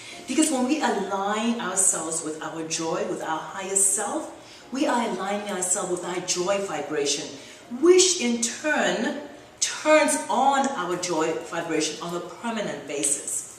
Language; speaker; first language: English; native; English